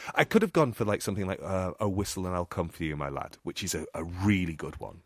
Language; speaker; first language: English; native; English